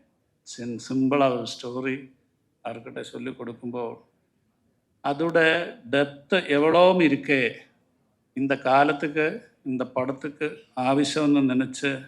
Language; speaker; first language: Tamil; non-native, learner; Malayalam